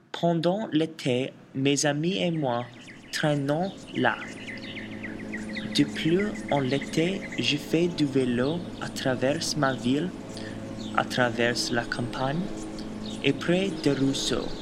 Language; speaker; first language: French; non-native, learner; English